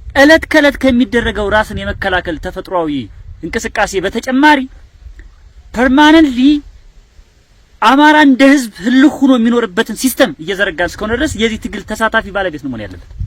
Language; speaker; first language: Amharic; native; Amharic